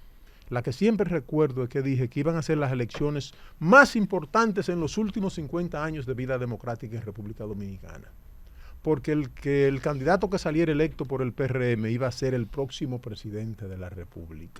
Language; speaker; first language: Spanish; native; Spanish